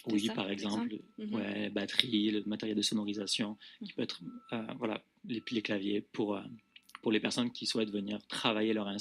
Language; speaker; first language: French; native; French